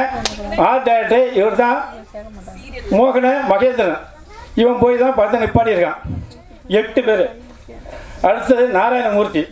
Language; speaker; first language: Tamil; native; Tamil